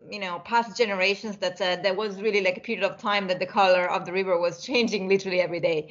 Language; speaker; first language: English; non-native, fluent; Italian